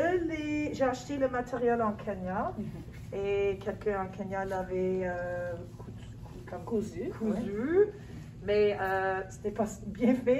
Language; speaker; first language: French; non-native, local second language; English